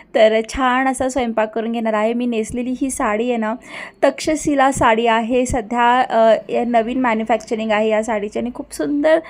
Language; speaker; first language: Marathi; early bilingual, other home language; Hindi